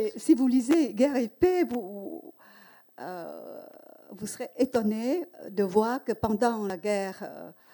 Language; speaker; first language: French; non-native, fluent; Vietnamese